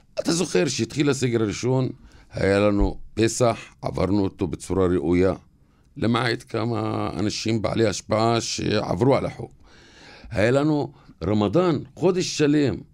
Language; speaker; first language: Hebrew; non-native, local second language; Arabic